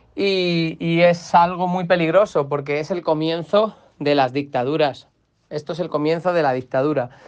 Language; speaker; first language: Spanish; native; Spanish